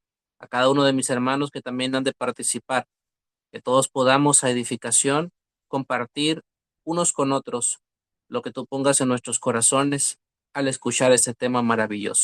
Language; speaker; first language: Spanish; native; Spanish